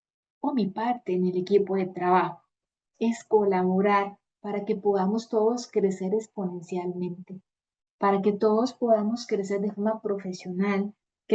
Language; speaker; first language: Spanish; native; Spanish